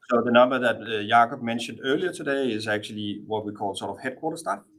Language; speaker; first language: English; non-native, fluent; Danish